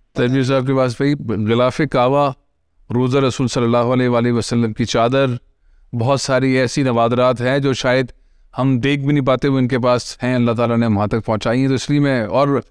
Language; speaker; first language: Urdu; native; Urdu